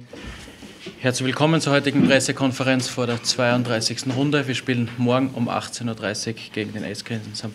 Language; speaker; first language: German; native; German